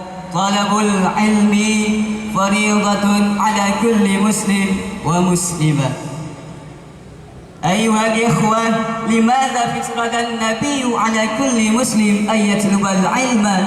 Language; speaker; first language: Arabic; non-native, learner; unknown